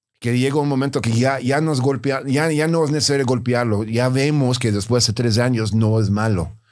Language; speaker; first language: Spanish; non-native, fluent; English